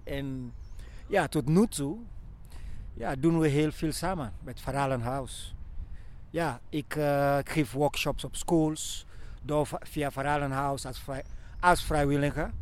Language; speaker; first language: Dutch; non-native, learner; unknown